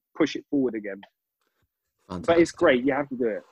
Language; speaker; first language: English; native; English